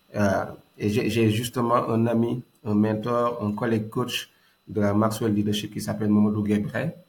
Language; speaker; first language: French; non-native, local second language; Wolof